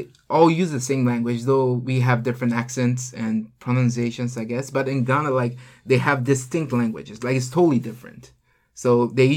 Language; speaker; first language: English; non-native, local second language; Korean